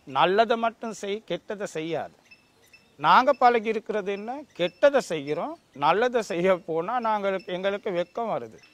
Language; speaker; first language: Tamil; non-native, local second language; Sinhala